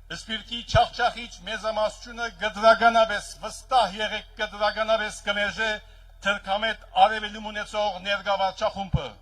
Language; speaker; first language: Armenian; early bilingual, heritage; Armenian